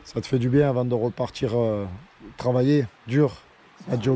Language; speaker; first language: French; native; French